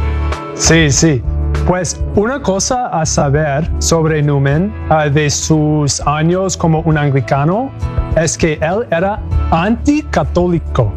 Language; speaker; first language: Spanish; non-native, learner; English